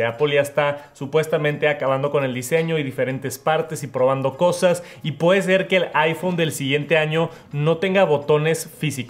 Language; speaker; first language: Spanish; native; Spanish